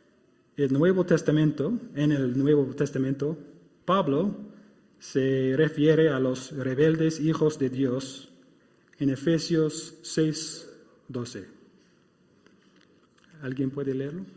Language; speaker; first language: Spanish; non-native, fluent; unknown